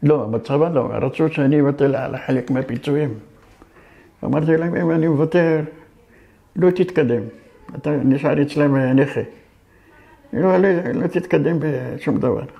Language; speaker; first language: Hebrew; early bilingual, other home language; Arabic